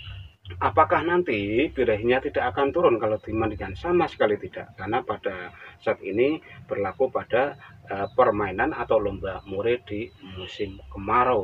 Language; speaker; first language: Indonesian; native; Indonesian